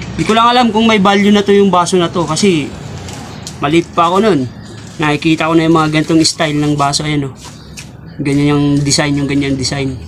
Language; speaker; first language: Filipino; non-native, local second language; Waray